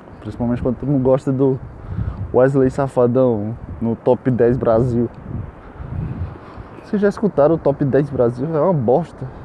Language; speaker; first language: Portuguese; native; Portuguese